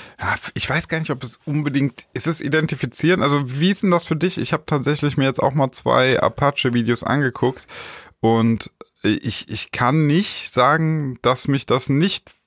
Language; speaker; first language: German; native; German